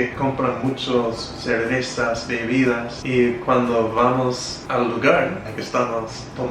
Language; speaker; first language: Spanish; non-native, fluent; English